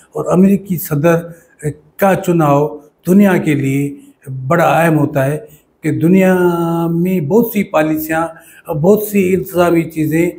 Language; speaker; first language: Urdu; non-native, local second language; Sindhi